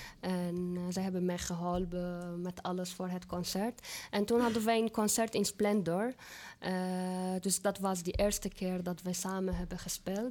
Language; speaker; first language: Dutch; non-native, fluent; Arabic